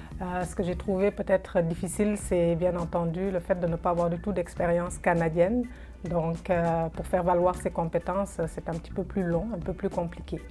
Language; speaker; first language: French; non-native, local second language; Wolof